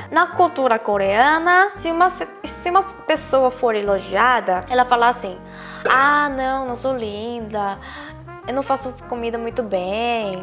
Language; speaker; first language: Portuguese; non-native, fluent; Korean